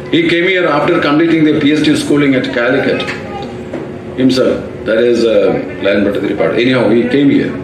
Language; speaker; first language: English; non-native, local second language; Malayalam